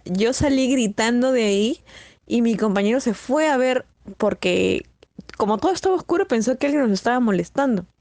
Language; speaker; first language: Spanish; native; Spanish